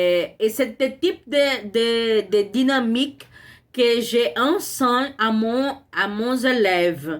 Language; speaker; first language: French; non-native, learner; Portuguese